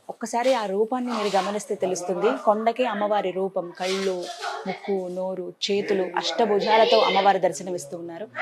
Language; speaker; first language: Telugu; native; Telugu